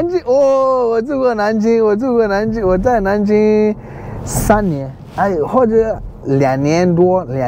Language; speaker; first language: Chinese; non-native, learner; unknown